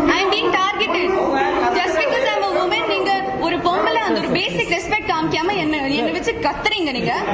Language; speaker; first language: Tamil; non-native, local second language; Malayalam